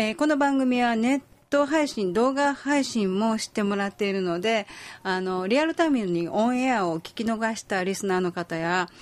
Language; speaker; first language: Japanese; native; Japanese